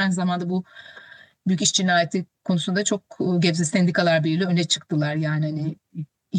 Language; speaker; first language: Turkish; native; Turkish